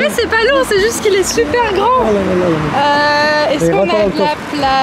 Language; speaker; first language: French; native; French